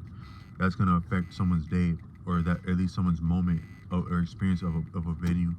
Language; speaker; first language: English; native; English